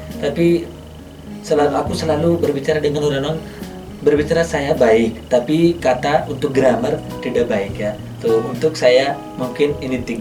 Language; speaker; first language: Indonesian; non-native, learner; Hindi